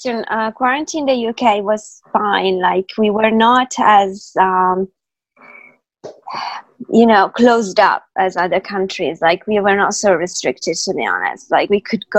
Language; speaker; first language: English; native; English